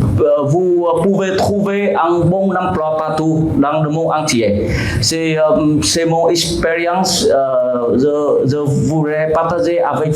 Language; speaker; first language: French; non-native, fluent; Vietnamese